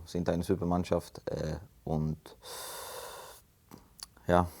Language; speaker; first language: German; non-native, fluent; Swedish